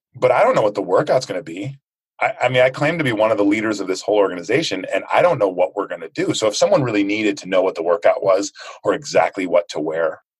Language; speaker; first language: English; native; English